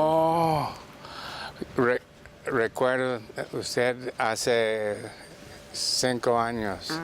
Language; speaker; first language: Spanish; non-native, learner; English